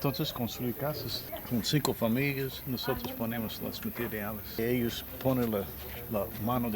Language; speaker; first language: Spanish; non-native, learner; English